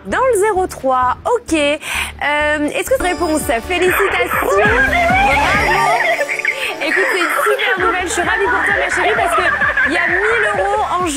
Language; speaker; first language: French; native; French